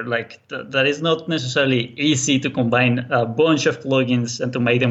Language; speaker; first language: English; non-native, fluent; Spanish